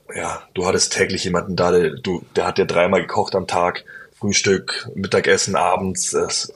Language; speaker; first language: German; native; German